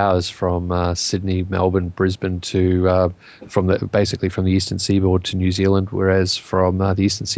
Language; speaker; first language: English; native; English